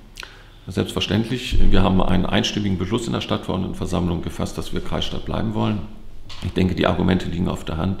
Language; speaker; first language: German; native; German